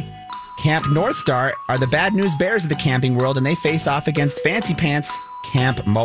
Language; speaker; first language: English; native; English